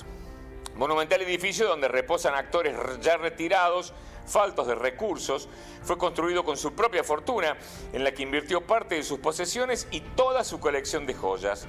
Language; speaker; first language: Spanish; native; Spanish